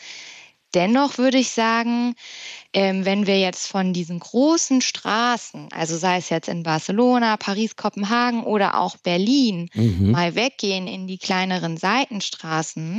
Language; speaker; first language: German; native; German